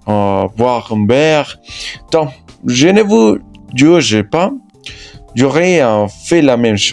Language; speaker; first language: French; non-native, learner; Spanish